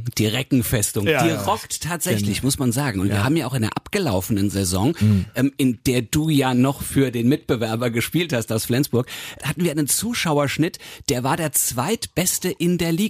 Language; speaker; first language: German; native; German